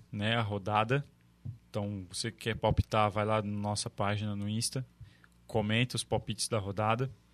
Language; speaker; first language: Portuguese; native; Portuguese